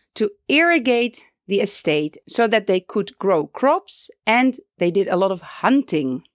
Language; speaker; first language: English; non-native, fluent; Dutch